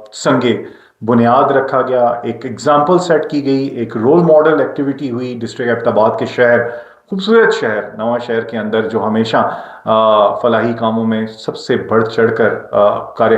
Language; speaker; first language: Urdu; non-native, local second language; Northern Hindko